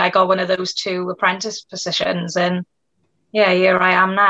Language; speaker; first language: English; native; English